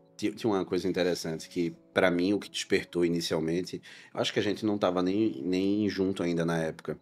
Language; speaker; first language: Portuguese; native; Portuguese